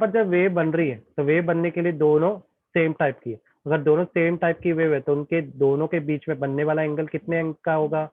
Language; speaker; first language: Hindi; native; Hindi